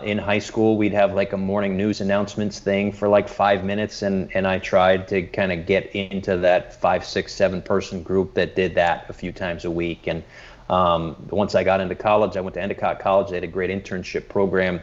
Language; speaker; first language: English; native; English